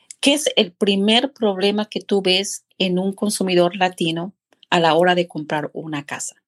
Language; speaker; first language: Spanish; native; Spanish